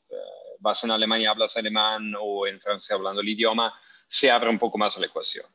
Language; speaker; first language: Spanish; non-native, fluent; Italian